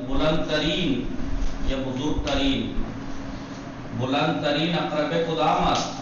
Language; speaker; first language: Persian; non-native, fluent; Urdu